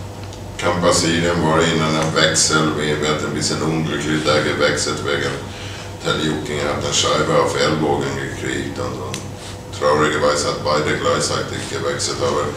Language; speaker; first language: German; non-native, fluent; Swedish